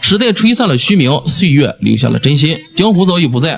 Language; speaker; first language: Chinese; native; Chinese